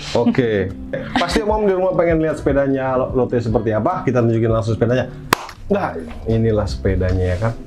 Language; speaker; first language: Indonesian; native; Indonesian